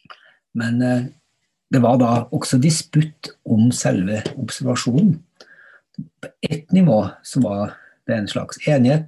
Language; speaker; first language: Norwegian; native; Norwegian